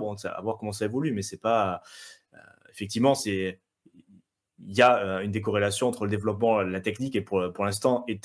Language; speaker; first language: French; native; French